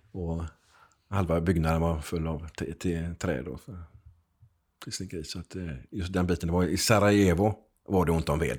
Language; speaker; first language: Swedish; native; Swedish